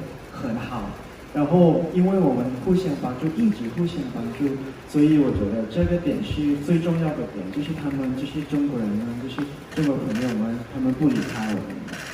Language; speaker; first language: Chinese; non-native, learner; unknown